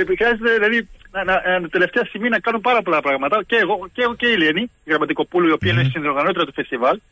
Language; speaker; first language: Greek; early bilingual, heritage; Greek